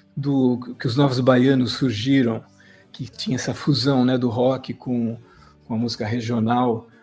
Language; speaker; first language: Portuguese; native; Portuguese